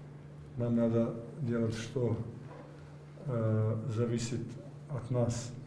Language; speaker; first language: Russian; non-native, learner; Serbian